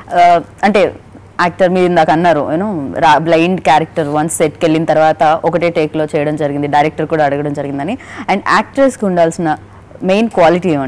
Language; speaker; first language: Telugu; native; Telugu